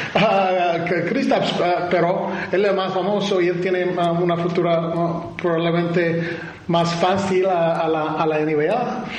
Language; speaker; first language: Spanish; non-native, learner; English